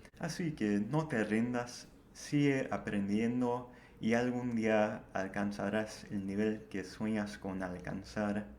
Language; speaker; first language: Spanish; non-native, fluent; English